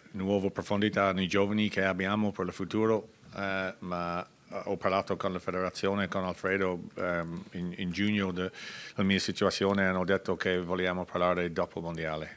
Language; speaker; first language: Italian; non-native, learner; English